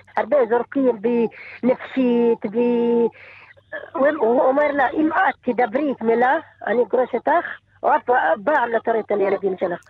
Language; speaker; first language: Hebrew; non-native, learner; Arabic